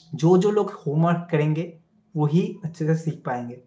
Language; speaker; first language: Hindi; non-native, local second language; Bangla